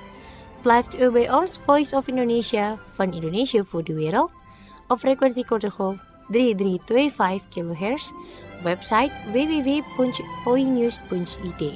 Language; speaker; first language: Dutch; non-native, fluent; Indonesian